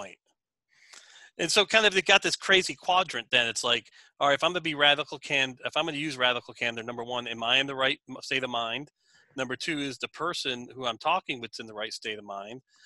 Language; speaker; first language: English; native; English